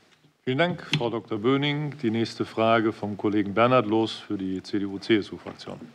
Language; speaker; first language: German; native; German